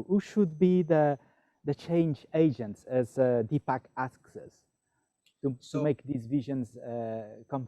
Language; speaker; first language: English; non-native, fluent; Portuguese